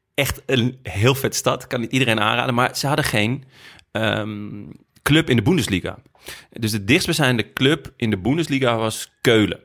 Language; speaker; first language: Dutch; native; Dutch